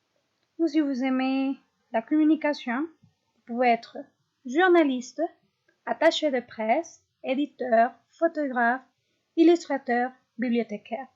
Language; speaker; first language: French; non-native, fluent; Spanish